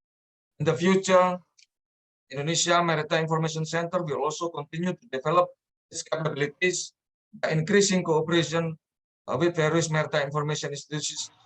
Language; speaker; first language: English; non-native, local second language; Indonesian